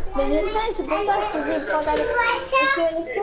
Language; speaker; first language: French; native; French